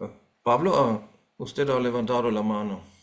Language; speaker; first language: Spanish; non-native, fluent; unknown